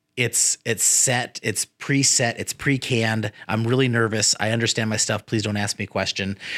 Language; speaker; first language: English; native; English